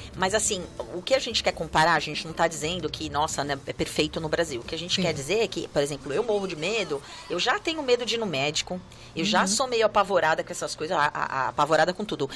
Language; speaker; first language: Portuguese; native; Portuguese